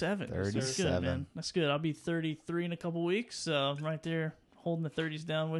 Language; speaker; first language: English; native; English